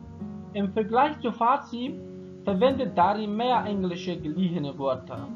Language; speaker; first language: German; non-native, fluent; Persian